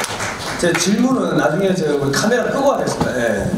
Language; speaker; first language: Korean; native; Korean